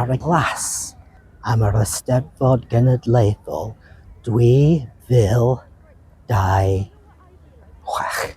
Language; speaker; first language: Welsh; non-native, learner; English